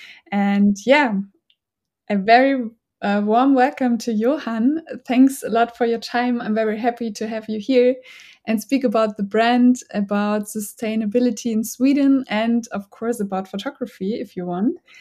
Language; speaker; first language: English; non-native, fluent; German